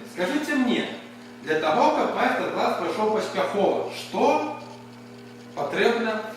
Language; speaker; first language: Russian; non-native, local second language; Ukrainian